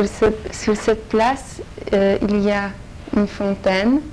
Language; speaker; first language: French; non-native, learner; Polish